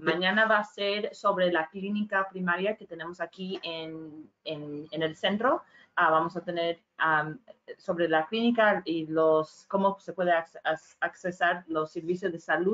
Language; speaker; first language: Spanish; non-native, fluent; English